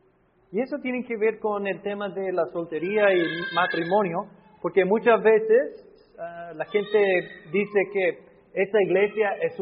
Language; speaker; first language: Spanish; non-native, fluent; English